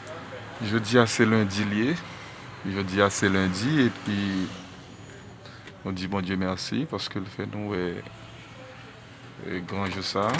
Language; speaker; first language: French; non-native, learner; Haitian Creole